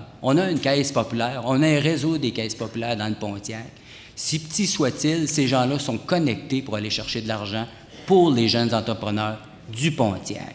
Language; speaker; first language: French; native; French